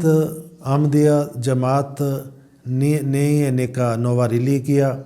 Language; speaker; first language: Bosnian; non-native, learner; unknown